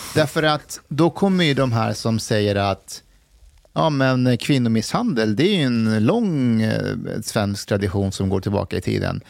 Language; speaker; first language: Swedish; native; Swedish